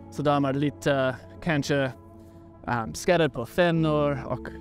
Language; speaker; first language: Swedish; non-native, learner; English